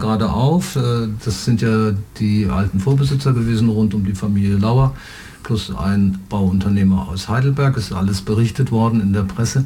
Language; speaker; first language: German; native; German